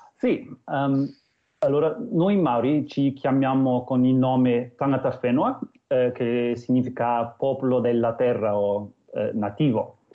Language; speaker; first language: Italian; non-native, fluent; English